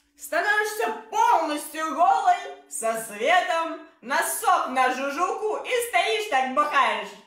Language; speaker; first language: Russian; native; Russian